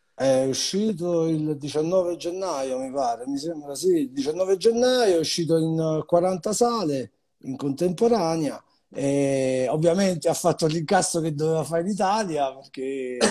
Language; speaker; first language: Italian; native; Italian